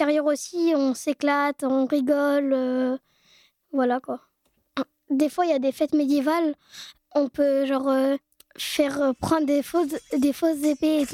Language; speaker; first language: French; native; French